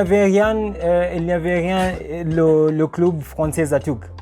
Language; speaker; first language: French; non-native, learner; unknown